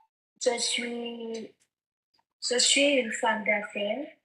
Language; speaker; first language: French; non-native, learner; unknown